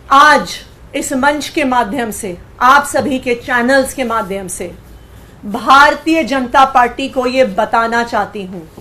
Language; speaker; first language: Hindi; native; Hindi